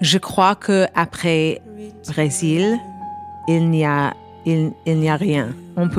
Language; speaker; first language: French; non-native, learner; English